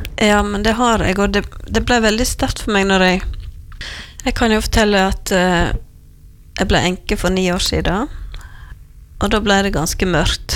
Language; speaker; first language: Norwegian; native; Norwegian